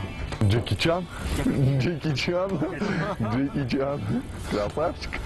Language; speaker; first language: Russian; native; Russian